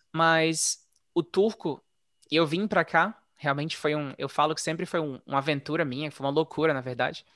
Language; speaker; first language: Portuguese; native; Portuguese